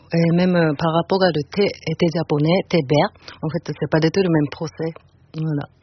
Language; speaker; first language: French; non-native, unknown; Japanese